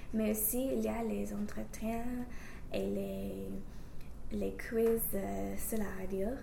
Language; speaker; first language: French; non-native, fluent; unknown